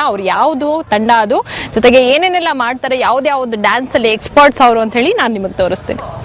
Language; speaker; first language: Kannada; native; Kannada